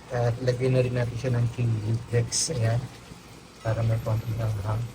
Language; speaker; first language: Filipino; native; Filipino